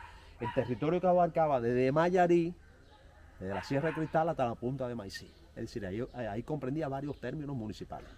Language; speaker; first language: Spanish; native; Spanish